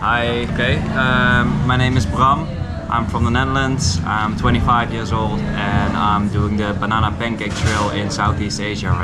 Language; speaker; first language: English; non-native, fluent; Dutch